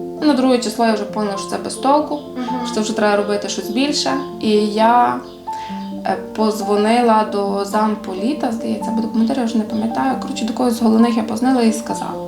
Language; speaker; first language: Ukrainian; native; Ukrainian